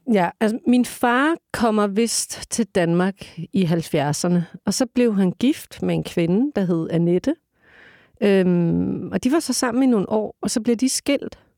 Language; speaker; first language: Danish; early bilingual, other home language; Turkish